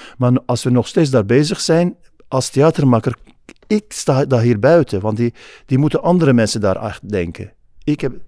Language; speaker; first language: Dutch; non-native, fluent; Kurdish